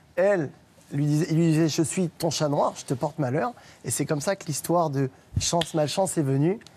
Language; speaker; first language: French; native; French